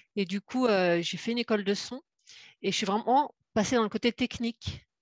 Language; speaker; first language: French; native; French